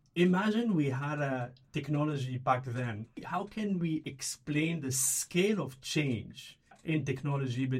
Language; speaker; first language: English; early bilingual, other home language; Arabic